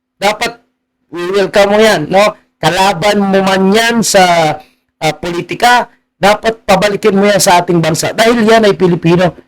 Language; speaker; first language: Filipino; native; Filipino